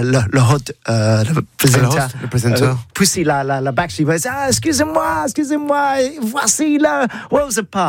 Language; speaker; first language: French; non-native, learner; English